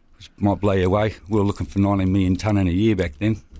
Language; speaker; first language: English; native; English